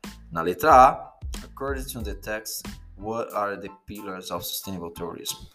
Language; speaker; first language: English; non-native, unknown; Portuguese